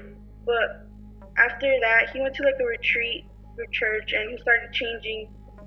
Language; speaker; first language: English; early bilingual, other home language; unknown